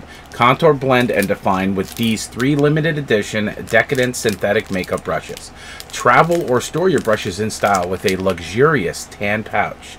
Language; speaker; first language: English; native; English